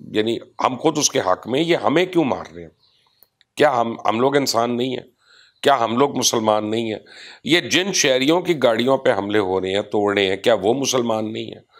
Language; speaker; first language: Urdu; non-native, local second language; Punjabi